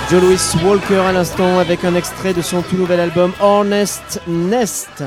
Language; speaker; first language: French; native; French